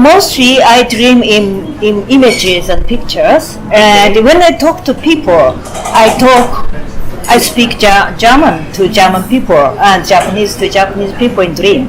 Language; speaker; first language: English; non-native, fluent; Japanese